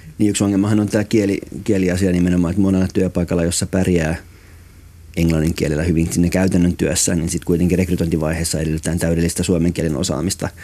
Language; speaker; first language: Finnish; native; Finnish